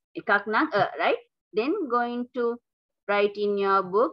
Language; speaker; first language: English; non-native, local second language; Sinhala